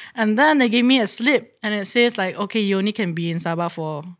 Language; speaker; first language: English; non-native, local second language; Chinese